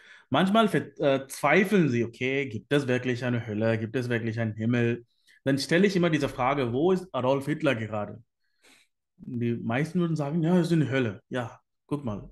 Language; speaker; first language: German; non-native, fluent; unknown